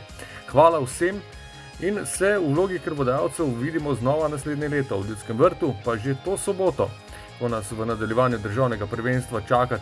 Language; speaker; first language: Slovenian; native; Slovenian